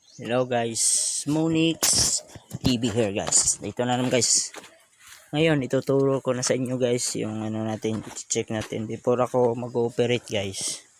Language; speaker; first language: Filipino; non-native, local second language; Cebuano